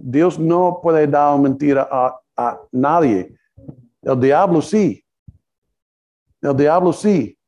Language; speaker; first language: Spanish; non-native, learner; English